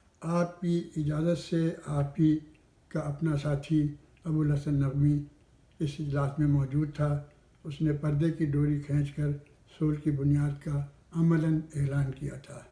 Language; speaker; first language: Urdu; native; Urdu